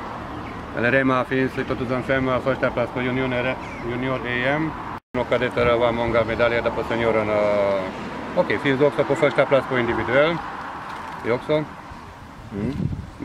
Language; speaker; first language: Swedish; non-native, learner; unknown